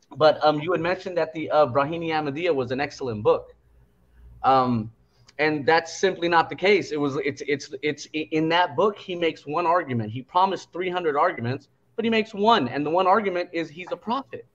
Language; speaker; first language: English; native; English